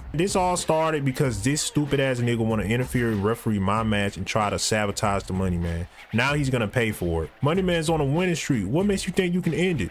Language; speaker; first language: English; native; English